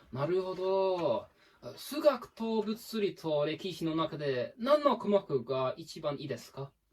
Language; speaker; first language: Japanese; non-native, fluent; English